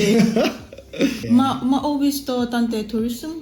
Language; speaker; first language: Italian; non-native, learner; Thai